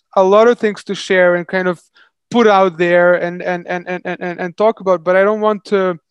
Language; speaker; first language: English; non-native, fluent; Serbian